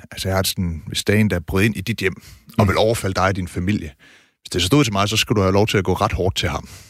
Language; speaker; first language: Danish; native; Danish